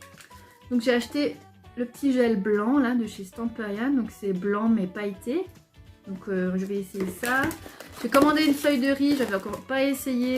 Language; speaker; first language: French; native; French